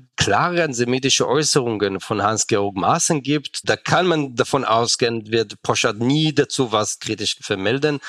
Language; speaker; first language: German; non-native, fluent; Hebrew